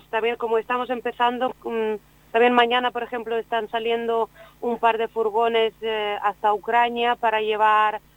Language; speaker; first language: Spanish; non-native, fluent; Ukrainian